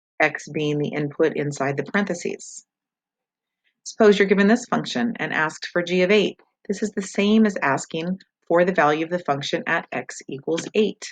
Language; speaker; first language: English; native; English